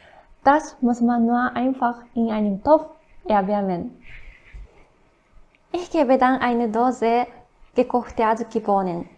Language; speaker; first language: German; non-native, fluent; Japanese